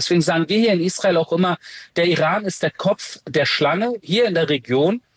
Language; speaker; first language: German; early bilingual, other home language; Persian